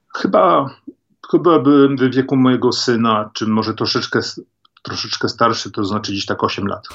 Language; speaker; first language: Polish; early bilingual, heritage; Polish